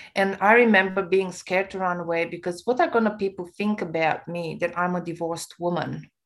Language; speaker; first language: English; non-native, fluent; Romanian